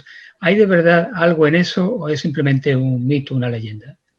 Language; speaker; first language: Spanish; native; Spanish